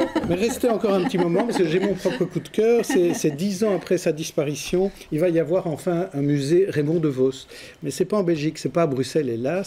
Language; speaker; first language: French; native; French